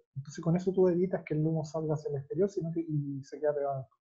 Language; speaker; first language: Spanish; native; Spanish